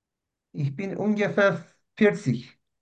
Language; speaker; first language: German; non-native, learner; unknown